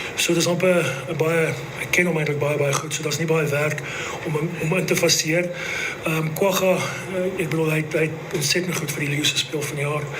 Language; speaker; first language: Afrikaans; native; Afrikaans